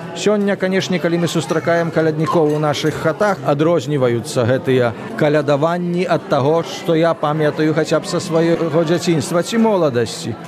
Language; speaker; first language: Belarusian; native; Belarusian